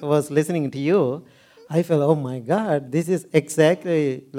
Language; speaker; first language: English; non-native, local second language; Sinhala